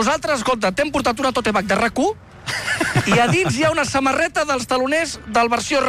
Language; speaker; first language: Catalan; native; Catalan